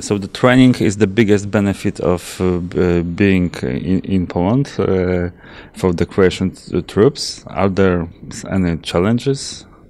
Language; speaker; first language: English; non-native, fluent; Polish